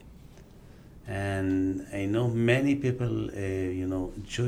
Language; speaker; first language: English; non-native, fluent; Aramaic